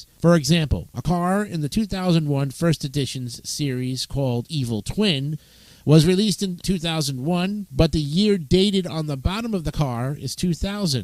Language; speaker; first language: English; native; English